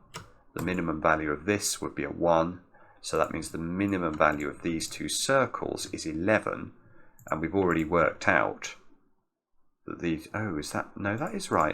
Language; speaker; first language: English; native; English